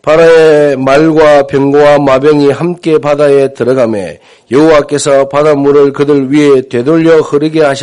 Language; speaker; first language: Korean; native; Korean